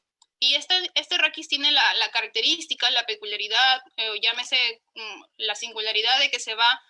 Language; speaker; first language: Spanish; native; Spanish